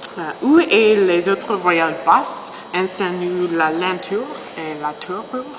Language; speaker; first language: French; non-native, learner; English